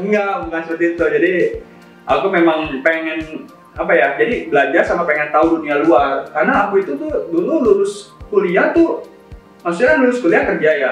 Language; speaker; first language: Indonesian; native; Indonesian